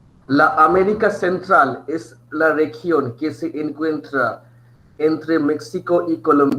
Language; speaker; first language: Spanish; non-native, fluent; Bangla